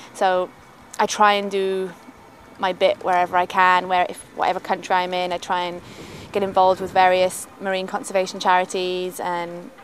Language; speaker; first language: English; native; English